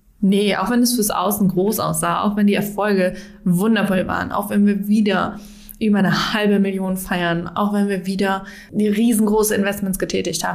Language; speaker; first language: German; native; German